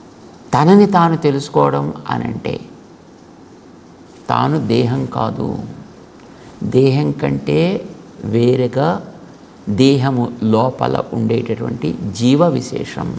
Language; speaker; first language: Telugu; native; Telugu